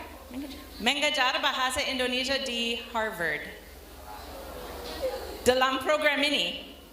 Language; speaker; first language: Indonesian; non-native, learner; English